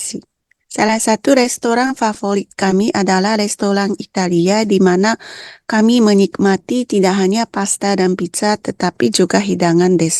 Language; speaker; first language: Indonesian; non-native, learner; Japanese